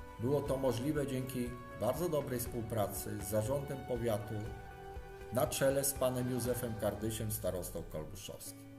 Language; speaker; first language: Polish; native; Polish